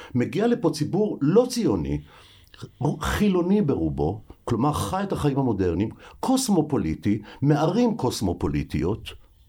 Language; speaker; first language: Hebrew; native; Hebrew